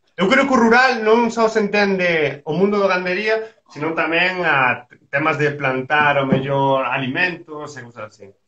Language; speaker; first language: Galician; native; Galician